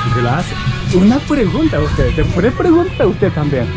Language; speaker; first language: Spanish; non-native, learner; Japanese